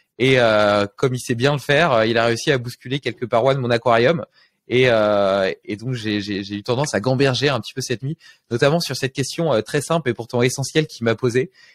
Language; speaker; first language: French; native; French